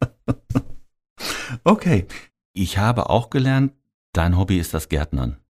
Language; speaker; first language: German; native; German